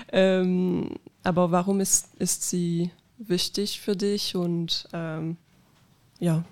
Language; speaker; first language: German; non-native, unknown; French